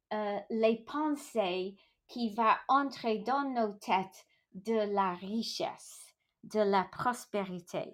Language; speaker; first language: French; non-native, local second language; English